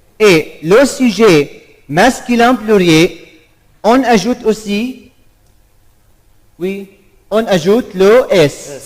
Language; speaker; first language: French; non-native, fluent; Arabic